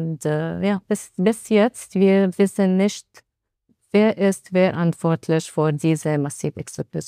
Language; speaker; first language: German; non-native, learner; Arabic